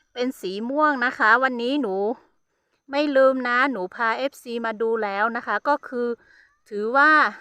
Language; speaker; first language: Thai; non-native, local second language; Hmong